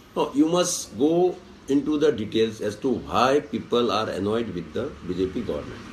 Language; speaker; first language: English; non-native, local second language; Konkani